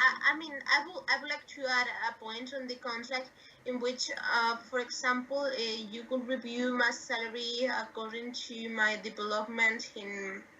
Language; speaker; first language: English; non-native, fluent; Spanish